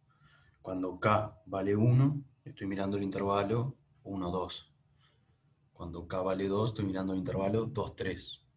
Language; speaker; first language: Spanish; native; Spanish